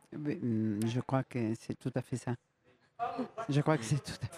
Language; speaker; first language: French; non-native, fluent; Spanish